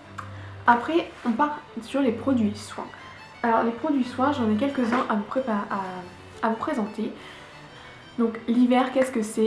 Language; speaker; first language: French; native; French